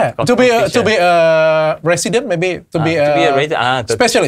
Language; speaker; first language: English; non-native, learner; Indonesian